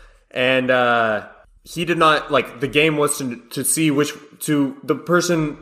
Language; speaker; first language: English; early bilingual, other home language; Russian